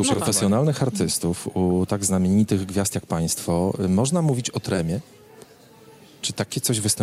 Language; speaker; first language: Polish; native; Polish